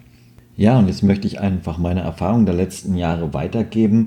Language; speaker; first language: German; native; German